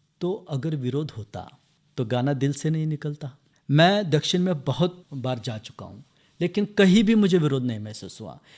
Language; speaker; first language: Hindi; non-native, local second language; Marathi